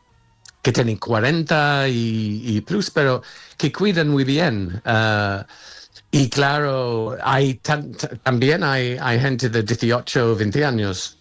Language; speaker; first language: Spanish; non-native, fluent; English